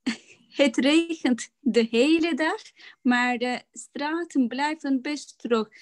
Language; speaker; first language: Dutch; non-native, learner; Turkish